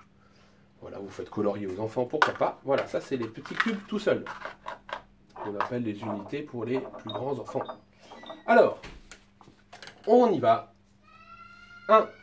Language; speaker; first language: French; native; French